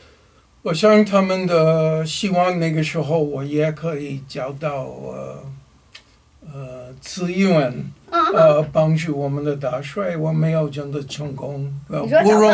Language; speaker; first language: Chinese; non-native, learner; English